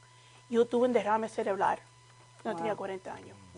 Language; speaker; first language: Spanish; native; Spanish